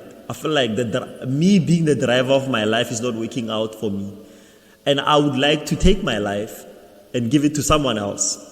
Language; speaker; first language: English; non-native, local second language; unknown